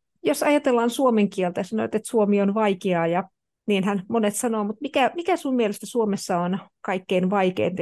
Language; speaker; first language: Finnish; native; Finnish